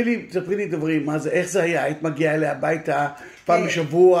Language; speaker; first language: Hebrew; native; Hebrew